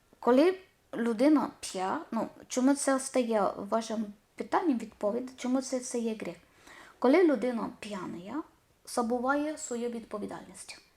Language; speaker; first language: Ukrainian; non-native, learner; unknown